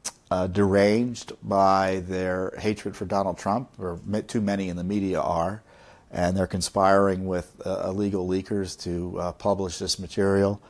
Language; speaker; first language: English; native; English